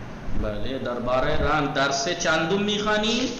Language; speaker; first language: Persian; non-native, fluent; Urdu